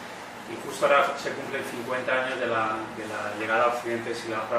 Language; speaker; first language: Spanish; native; Spanish